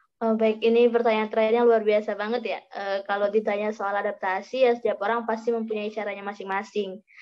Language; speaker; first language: Indonesian; native; Indonesian